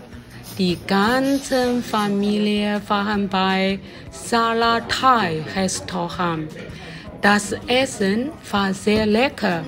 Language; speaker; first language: German; non-native, learner; Chinese